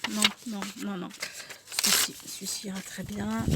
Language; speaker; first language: French; native; French